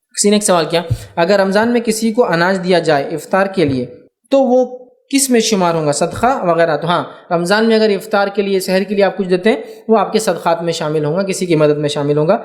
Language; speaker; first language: Urdu; native; Urdu